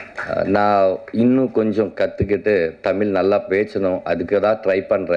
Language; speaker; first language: Tamil; non-native, learner; Telugu